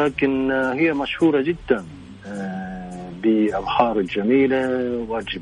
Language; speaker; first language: Arabic; non-native, fluent; Japanese